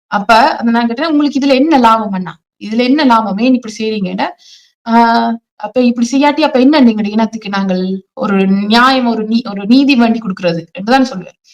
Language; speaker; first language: Tamil; early bilingual, heritage; Tamil